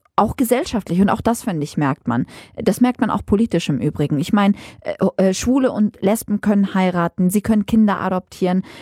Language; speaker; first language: German; early bilingual, other home language; Arabic